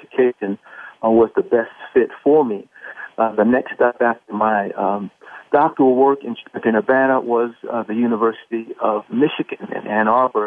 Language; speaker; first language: English; native; English